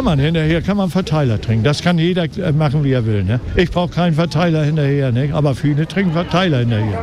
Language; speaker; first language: German; native; German